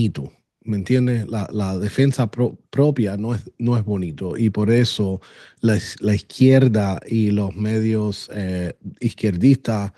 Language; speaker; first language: Spanish; early bilingual, other home language; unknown